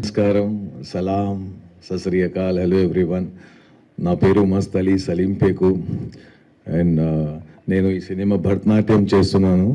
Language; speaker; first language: Telugu; non-native, local second language; Hindi